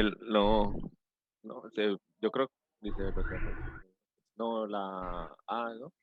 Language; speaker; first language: Spanish; native; Spanish